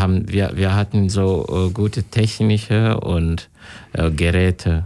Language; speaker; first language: German; non-native, learner; Kinyarwanda